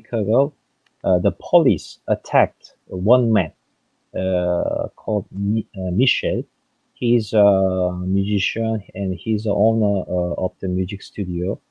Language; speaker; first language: English; non-native, fluent; French